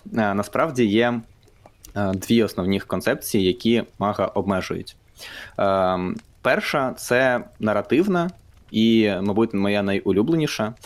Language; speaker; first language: Ukrainian; non-native, local second language; Russian